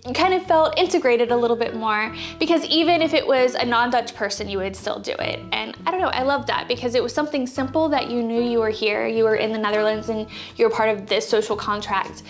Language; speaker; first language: English; native; English